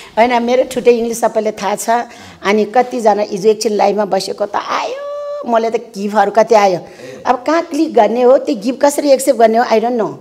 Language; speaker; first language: Nepali; non-native, local second language; Eastern Tamang